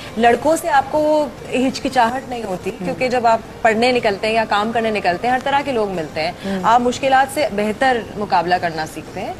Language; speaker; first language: Urdu; native; Urdu